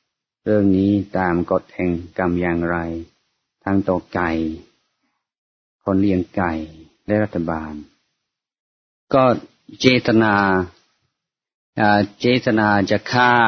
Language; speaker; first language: Thai; non-native, fluent; English